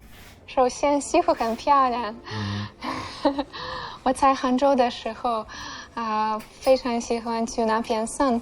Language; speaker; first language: Chinese; non-native, fluent; Russian